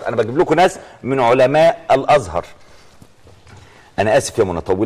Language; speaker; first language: Arabic; native; Arabic